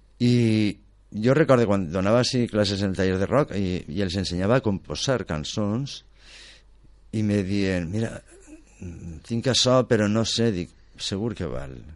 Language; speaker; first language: Catalan; native; Catalan